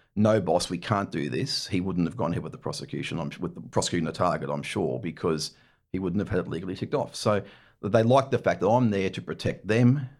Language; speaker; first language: English; native; English